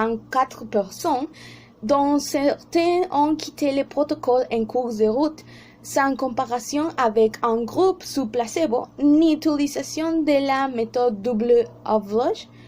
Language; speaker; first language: French; non-native, learner; Spanish